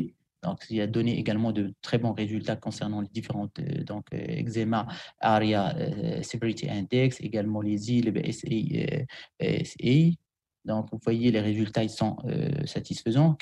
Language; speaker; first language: French; non-native, local second language; Arabic